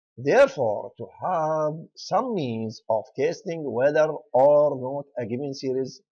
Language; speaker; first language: English; non-native, fluent; Arabic